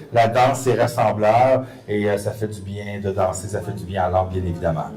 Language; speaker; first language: French; native; French